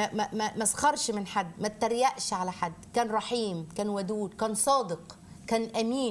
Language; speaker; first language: Arabic; native; Arabic